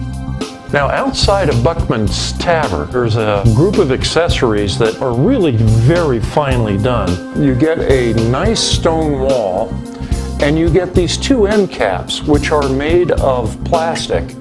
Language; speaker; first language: English; native; English